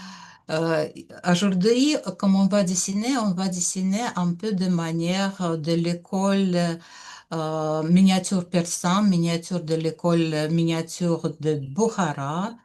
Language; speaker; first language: French; non-native, learner; Russian